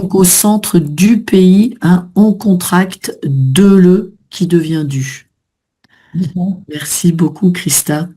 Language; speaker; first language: French; native; French